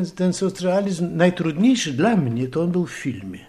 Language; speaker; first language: Polish; early bilingual, other home language; Russian